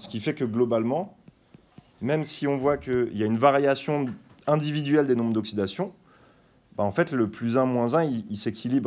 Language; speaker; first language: French; native; French